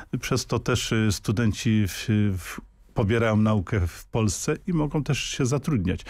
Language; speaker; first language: Polish; native; Polish